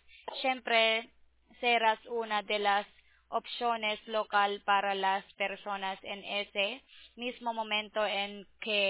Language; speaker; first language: Spanish; non-native, learner; English